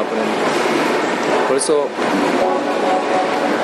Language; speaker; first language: Spanish; non-native, learner; Japanese